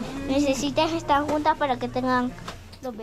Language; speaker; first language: Spanish; native; Spanish